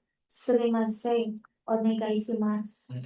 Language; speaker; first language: Japanese; non-native, learner; Indonesian